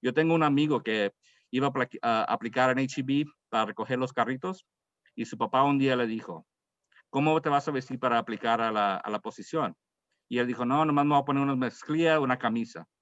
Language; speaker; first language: Spanish; early bilingual, heritage; Spanish